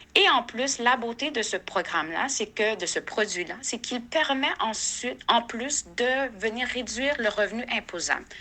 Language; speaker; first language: French; native; French